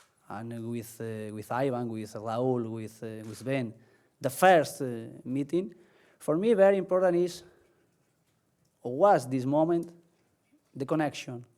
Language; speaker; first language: English; non-native, learner; Spanish